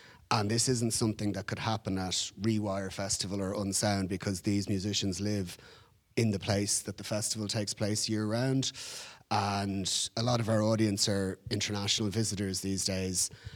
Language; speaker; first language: English; native; English